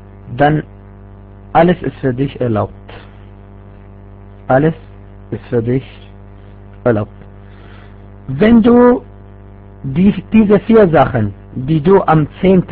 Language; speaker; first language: German; non-native, fluent; Arabic